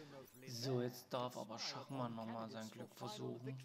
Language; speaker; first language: German; native; German